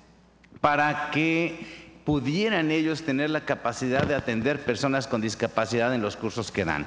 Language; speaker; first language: Spanish; native; Spanish